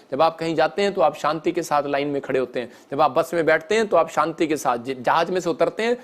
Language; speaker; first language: Hindi; non-native, local second language; Punjabi